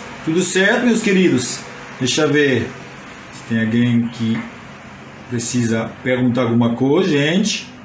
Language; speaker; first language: Portuguese; non-native, fluent; French